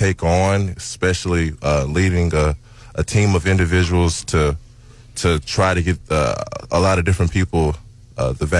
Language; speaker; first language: English; native; English